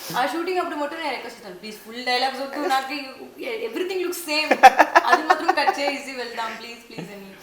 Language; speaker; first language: Telugu; non-native, learner; Tamil